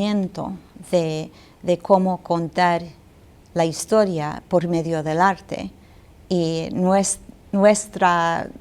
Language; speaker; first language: Spanish; non-native, fluent; English